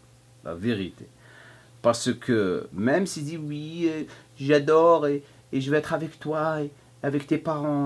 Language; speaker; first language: French; non-native, fluent; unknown